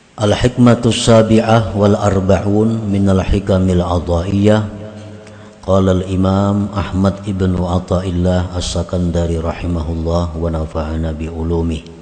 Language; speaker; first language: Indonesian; non-native, local second language; Banjar